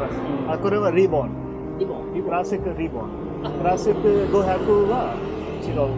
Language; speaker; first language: Japanese; non-native, fluent; Hindi